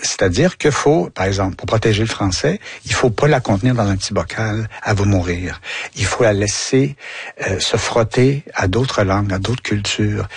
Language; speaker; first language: French; native; French